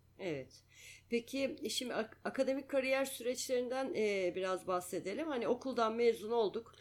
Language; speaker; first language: Turkish; native; Turkish